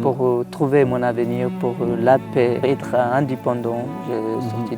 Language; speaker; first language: French; non-native, learner; Tigrinya